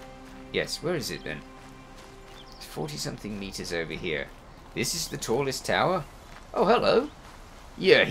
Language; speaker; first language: English; native; English